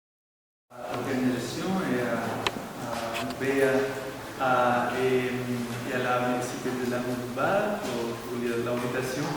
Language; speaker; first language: French; non-native, learner; Portuguese